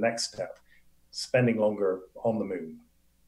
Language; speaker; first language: English; native; English